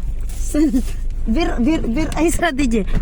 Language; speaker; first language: Turkish; non-native, learner; Filipino